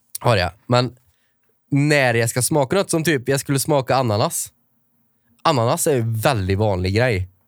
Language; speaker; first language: Swedish; native; Swedish